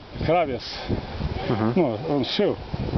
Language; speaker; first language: Polish; early bilingual, heritage; Polish